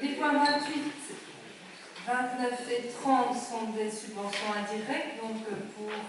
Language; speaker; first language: French; native; French